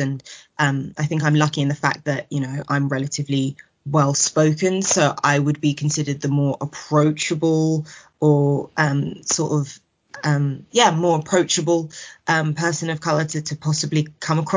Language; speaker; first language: English; native; English